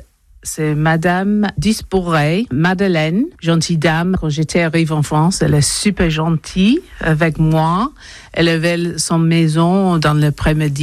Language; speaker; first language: French; non-native, learner; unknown